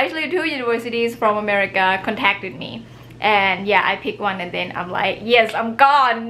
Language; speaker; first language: English; non-native, fluent; Thai